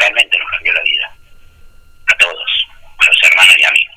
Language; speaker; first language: Spanish; native; Spanish